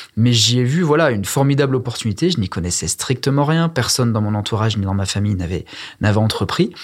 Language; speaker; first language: French; native; French